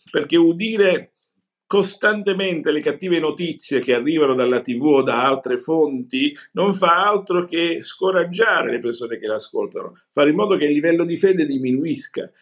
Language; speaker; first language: Italian; native; Italian